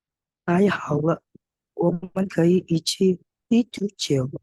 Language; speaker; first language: Chinese; non-native, learner; Indonesian